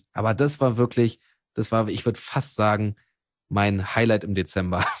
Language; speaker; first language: German; native; German